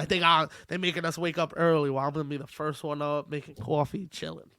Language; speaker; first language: English; native; English